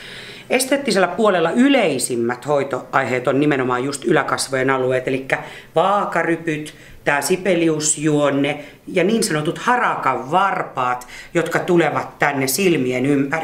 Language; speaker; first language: Finnish; native; Finnish